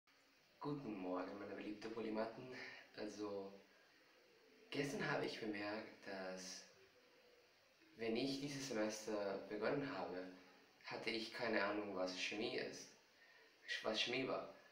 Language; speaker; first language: German; non-native, fluent; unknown